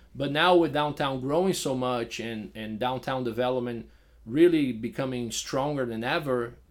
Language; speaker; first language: English; non-native, fluent; Portuguese